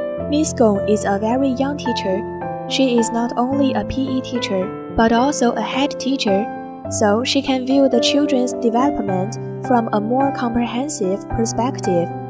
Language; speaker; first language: English; non-native, learner; Chinese